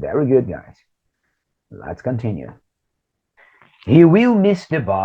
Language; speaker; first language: English; non-native, fluent; Portuguese